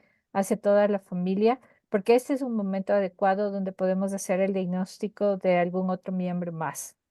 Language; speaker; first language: Spanish; native; Spanish